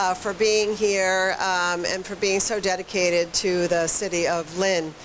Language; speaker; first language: English; early bilingual, other home language; Spanish